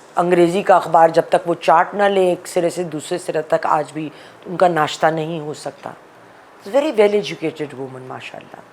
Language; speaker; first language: Urdu; native; Urdu